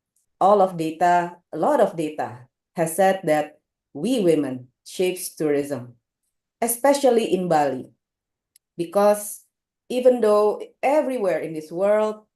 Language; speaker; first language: English; non-native, local second language; Indonesian